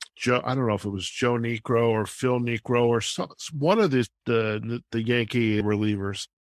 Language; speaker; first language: English; native; English